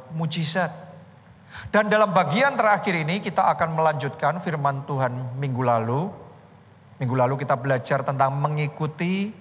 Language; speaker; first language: Indonesian; native; Indonesian